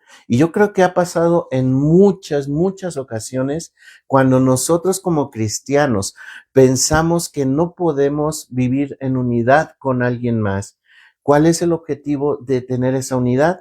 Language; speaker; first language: Spanish; native; Spanish